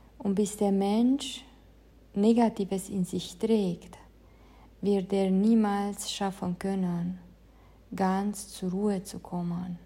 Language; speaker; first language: German; non-native, fluent; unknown